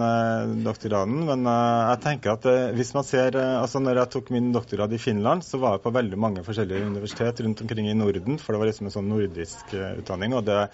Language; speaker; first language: Norwegian; native; Norwegian